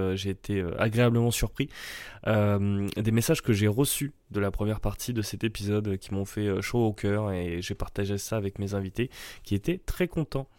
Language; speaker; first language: French; early bilingual, other home language; Portuguese